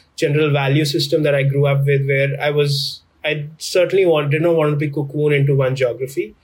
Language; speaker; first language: English; non-native, local second language; Hindi